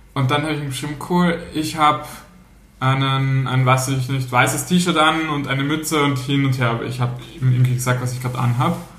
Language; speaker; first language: German; native; German